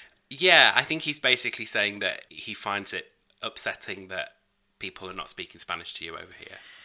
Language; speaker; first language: English; native; English